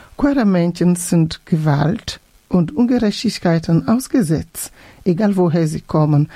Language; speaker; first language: German; non-native, fluent; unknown